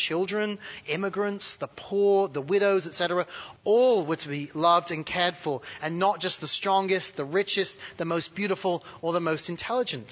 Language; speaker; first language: English; native; English